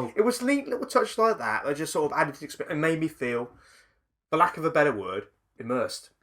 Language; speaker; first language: English; native; English